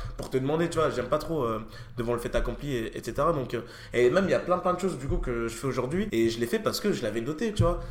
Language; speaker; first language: French; early bilingual, other home language; Ewe